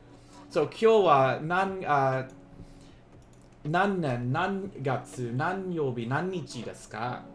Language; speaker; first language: Japanese; non-native, learner; English